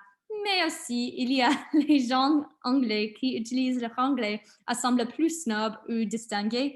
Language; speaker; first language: French; non-native, learner; English